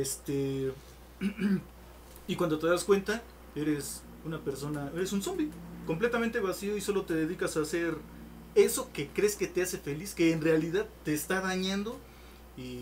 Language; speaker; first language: Spanish; native; Spanish